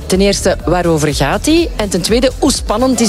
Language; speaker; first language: Dutch; native; Dutch